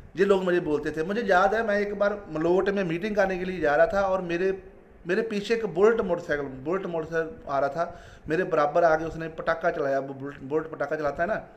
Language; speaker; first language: Hindi; non-native, local second language; Punjabi